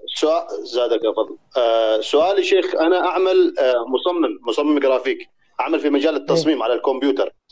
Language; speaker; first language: Arabic; native; Arabic